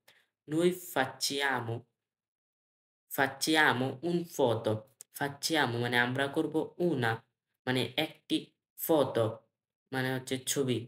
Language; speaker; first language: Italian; non-native, learner; Bangla